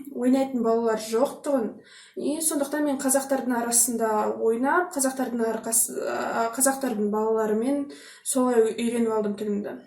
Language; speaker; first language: Kazakh; non-native, local second language; Russian